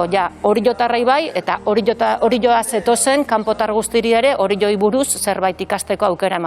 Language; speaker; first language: Basque; native; Basque